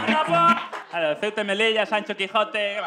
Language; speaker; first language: Spanish; native; Spanish